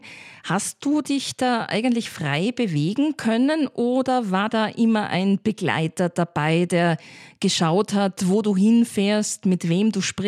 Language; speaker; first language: German; native; German